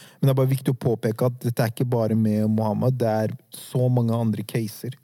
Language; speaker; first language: Norwegian; early bilingual, other home language; Arabic